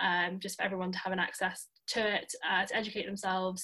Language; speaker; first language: English; native; English